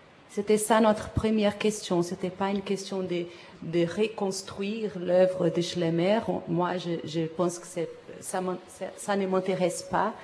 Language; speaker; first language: French; non-native, fluent; Portuguese